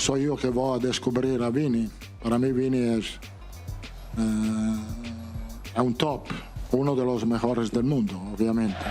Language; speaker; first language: Portuguese; non-native, fluent; Italian